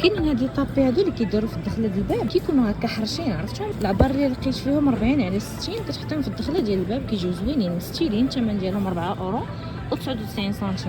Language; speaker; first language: Arabic; native; Arabic